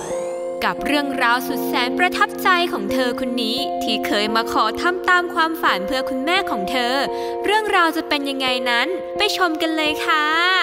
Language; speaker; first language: Thai; native; Thai